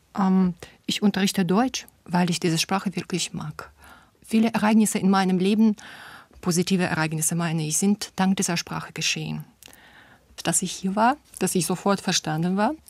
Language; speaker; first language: German; non-native, fluent; Russian